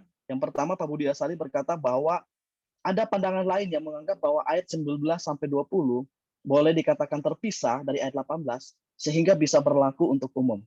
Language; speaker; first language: Indonesian; native; Indonesian